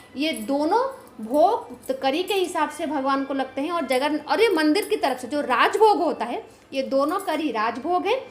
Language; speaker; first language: Hindi; non-native, local second language; Bangla